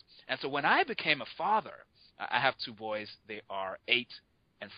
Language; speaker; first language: English; non-native, local second language; Yoruba